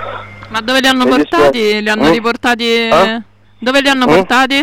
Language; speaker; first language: Italian; non-native, local second language; Arabic